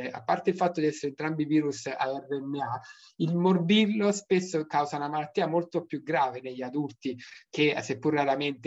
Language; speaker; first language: Italian; native; Italian